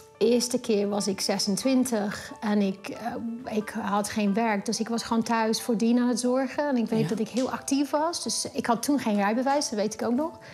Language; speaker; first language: Dutch; non-native, fluent; English